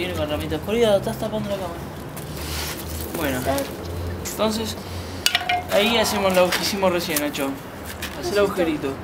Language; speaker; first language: Spanish; native; Spanish